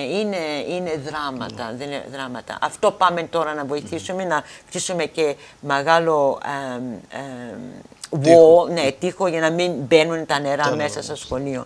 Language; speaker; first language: Greek; early bilingual, heritage; Greek